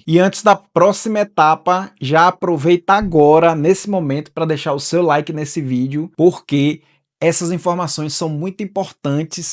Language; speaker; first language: Portuguese; native; Portuguese